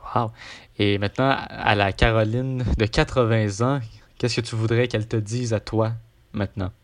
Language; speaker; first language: French; native; French